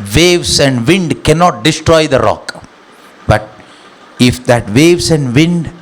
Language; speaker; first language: English; non-native, local second language; Kannada